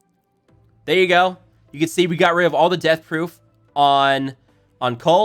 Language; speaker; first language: English; native; English